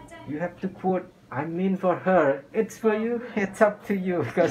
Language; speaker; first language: English; non-native, fluent; Indonesian